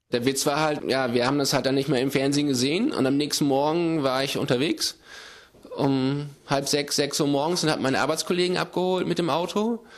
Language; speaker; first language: German; native; German